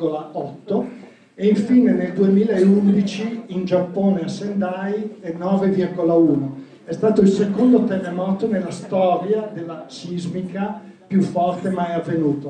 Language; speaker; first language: Italian; native; Italian